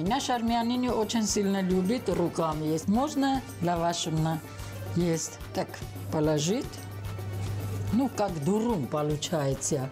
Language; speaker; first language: Russian; non-native, learner; Armenian